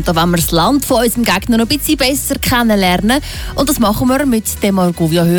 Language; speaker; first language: German; native; German